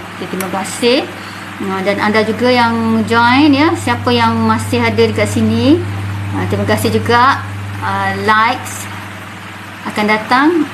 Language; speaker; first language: Malay; native; Malay